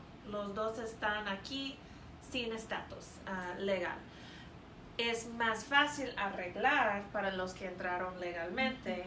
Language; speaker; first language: Spanish; non-native, fluent; English